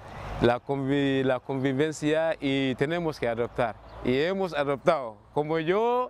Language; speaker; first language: Spanish; non-native, learner; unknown